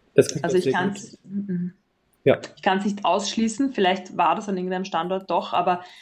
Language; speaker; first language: German; native; German